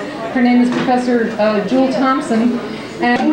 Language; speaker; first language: English; native; English